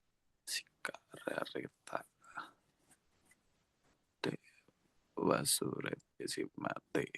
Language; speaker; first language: Japanese; non-native, learner; Indonesian